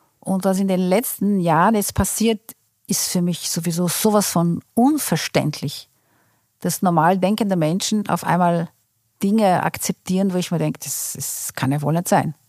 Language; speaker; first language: German; non-native, fluent; Portuguese